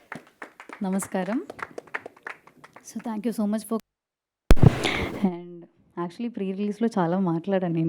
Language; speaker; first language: Telugu; non-native, learner; Malayalam